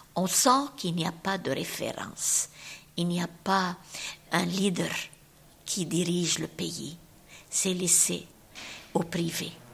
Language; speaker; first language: French; non-native, local second language; Arabic